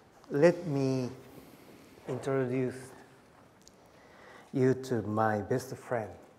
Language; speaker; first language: English; non-native, learner; Japanese